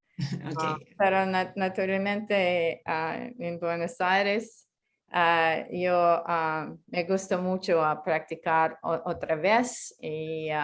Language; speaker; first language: Spanish; non-native, learner; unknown